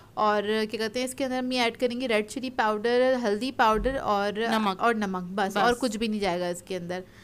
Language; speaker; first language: Urdu; native; Urdu